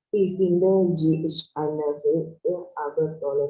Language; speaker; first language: German; non-native, learner; Indonesian